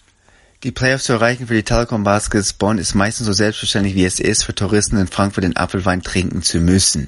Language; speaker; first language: German; native; German